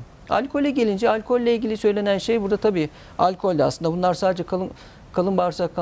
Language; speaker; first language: Turkish; native; Turkish